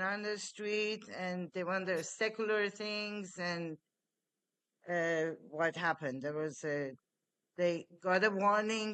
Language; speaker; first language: English; non-native, fluent; Persian